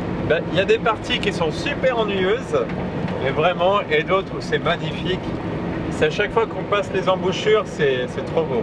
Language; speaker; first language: French; native; French